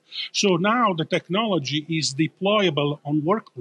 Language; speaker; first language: English; non-native, fluent; Italian